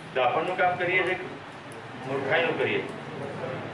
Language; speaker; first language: Hindi; non-native, local second language; Gujarati